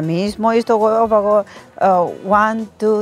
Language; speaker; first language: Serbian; non-native, learner; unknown